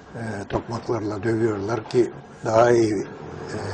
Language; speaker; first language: Turkish; native; Turkish